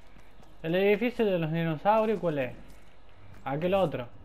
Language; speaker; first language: Spanish; native; Spanish